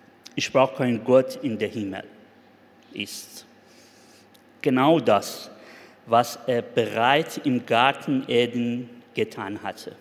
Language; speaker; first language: German; non-native, fluent; Persian